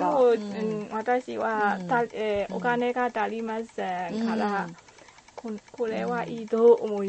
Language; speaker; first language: Japanese; non-native, learner; Burmese